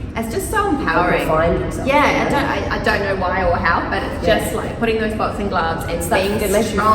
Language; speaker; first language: English; native; English